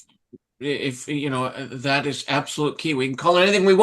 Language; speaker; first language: English; native; English